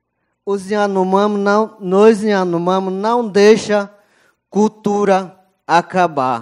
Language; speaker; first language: Portuguese; non-native, local second language; Yanomámi